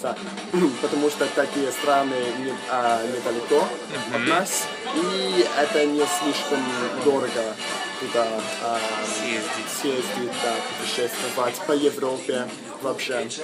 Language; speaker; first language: Russian; non-native, fluent; English